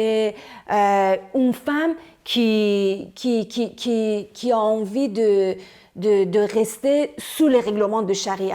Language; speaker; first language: French; non-native, fluent; Persian